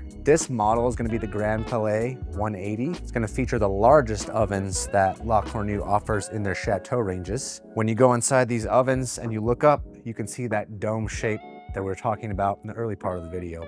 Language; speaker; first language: English; native; English